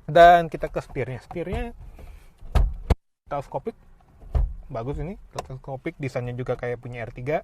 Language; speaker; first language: Indonesian; native; Indonesian